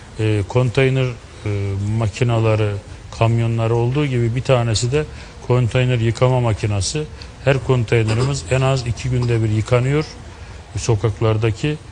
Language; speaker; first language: Turkish; native; Turkish